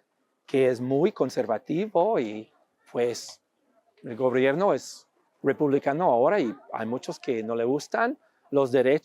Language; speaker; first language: Spanish; non-native, fluent; English